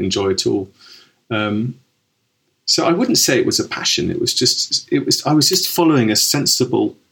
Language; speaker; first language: English; native; English